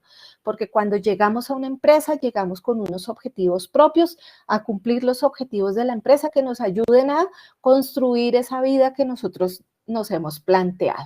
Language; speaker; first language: Spanish; native; Spanish